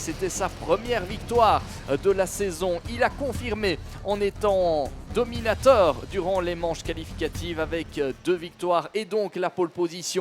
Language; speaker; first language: French; native; French